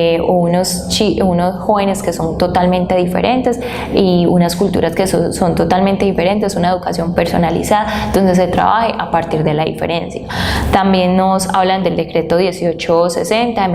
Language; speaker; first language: Spanish; native; Spanish